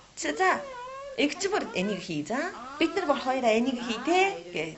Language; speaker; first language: Mongolian; non-native, learner; Japanese